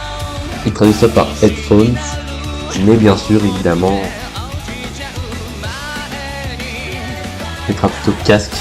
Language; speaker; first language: French; native; French